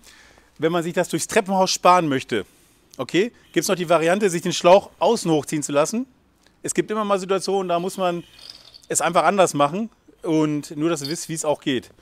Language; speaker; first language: German; native; German